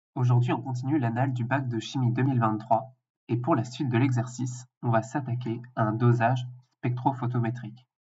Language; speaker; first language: French; native; French